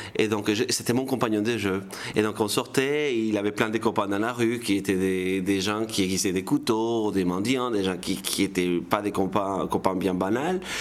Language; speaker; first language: French; non-native, fluent; Spanish